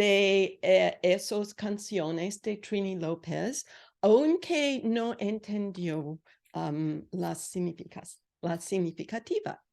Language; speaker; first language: Spanish; non-native, learner; English